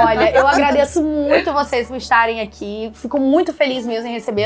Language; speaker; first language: Portuguese; native; Portuguese